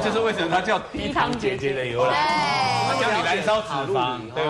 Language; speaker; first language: Chinese; native; Chinese